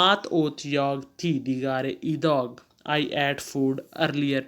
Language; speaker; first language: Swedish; non-native, fluent; Urdu